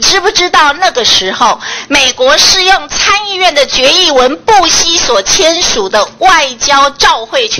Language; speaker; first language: Chinese; native; Chinese